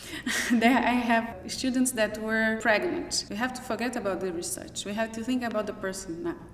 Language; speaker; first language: English; non-native, fluent; Portuguese